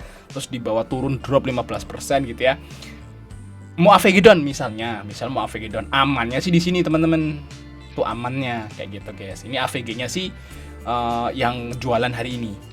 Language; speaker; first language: Indonesian; native; Indonesian